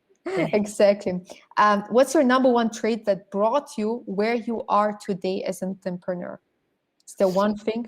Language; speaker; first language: English; non-native, fluent; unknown